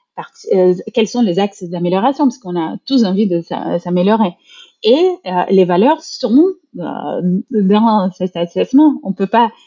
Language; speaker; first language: French; non-native, fluent; Portuguese